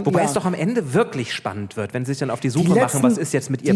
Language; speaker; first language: German; native; German